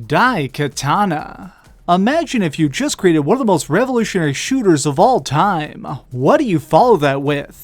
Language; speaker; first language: English; native; English